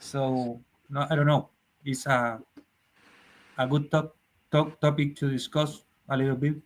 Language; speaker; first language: English; non-native, learner; Spanish